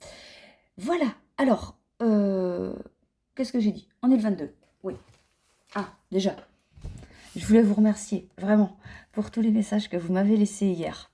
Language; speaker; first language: French; native; French